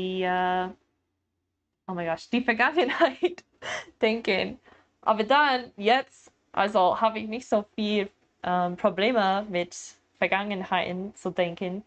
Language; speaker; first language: German; non-native, learner; English